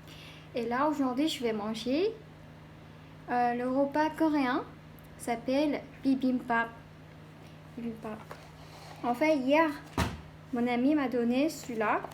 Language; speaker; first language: French; non-native, learner; Korean